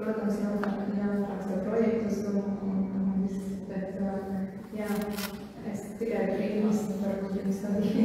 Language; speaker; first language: Latvian; non-native, learner; German